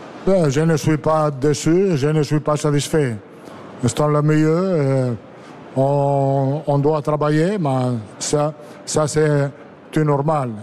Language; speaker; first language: French; non-native, learner; Italian